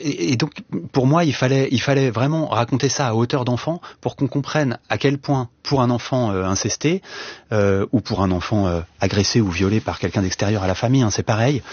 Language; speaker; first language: French; native; French